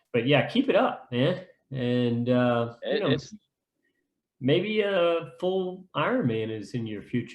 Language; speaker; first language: English; native; English